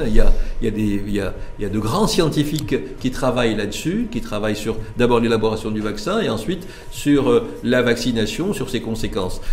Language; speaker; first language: French; non-native, local second language; Arabic